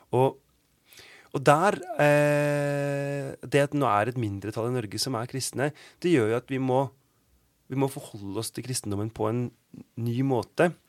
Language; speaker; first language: Norwegian; native; Norwegian